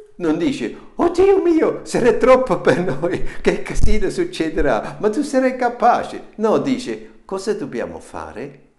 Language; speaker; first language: Italian; non-native, fluent; German